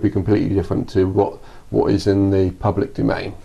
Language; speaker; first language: English; native; English